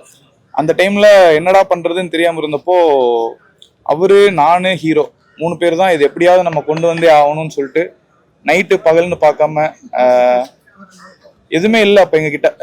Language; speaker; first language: Tamil; native; Tamil